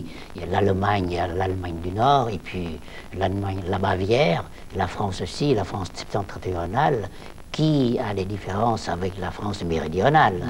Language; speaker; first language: French; non-native, local second language; Vietnamese